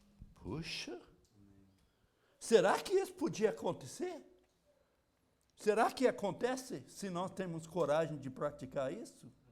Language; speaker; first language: Portuguese; non-native, fluent; English